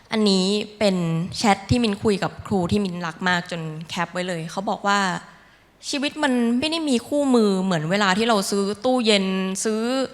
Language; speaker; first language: Thai; native; Thai